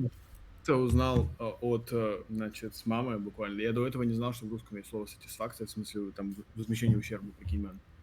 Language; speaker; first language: Russian; native; Russian